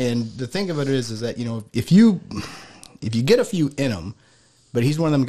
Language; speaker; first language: English; native; English